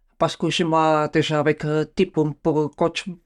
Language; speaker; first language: French; non-native, learner; Bulgarian